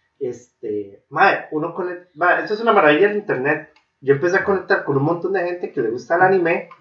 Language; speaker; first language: Spanish; native; Spanish